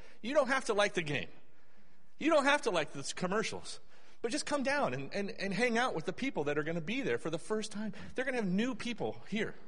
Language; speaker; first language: English; native; English